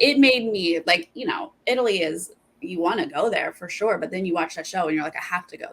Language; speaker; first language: English; native; English